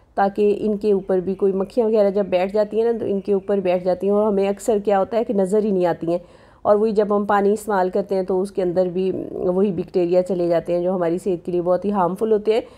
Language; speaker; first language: Urdu; native; Urdu